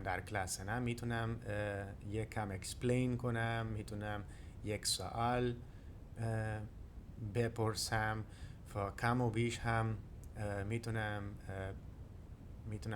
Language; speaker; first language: Persian; non-native, learner; Dutch